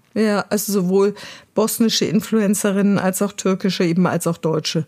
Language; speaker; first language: German; native; German